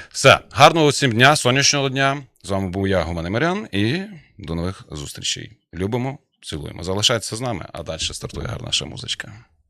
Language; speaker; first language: Ukrainian; native; Ukrainian